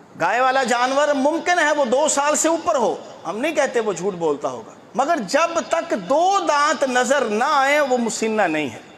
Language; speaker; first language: Urdu; non-native, local second language; Punjabi